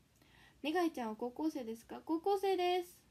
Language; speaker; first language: Japanese; native; Japanese